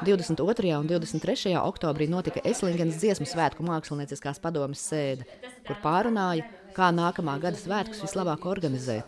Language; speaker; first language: Latvian; native; Latvian